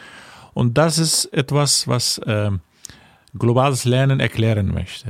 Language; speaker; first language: German; non-native, fluent; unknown